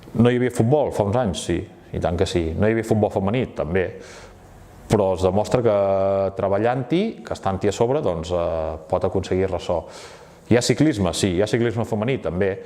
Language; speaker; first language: Catalan; native; Catalan